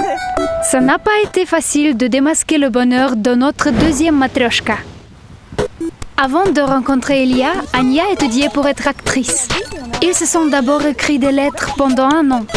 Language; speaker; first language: French; non-native, fluent; Russian